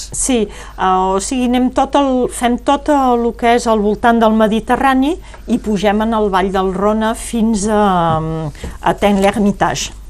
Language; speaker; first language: Catalan; non-native, local second language; French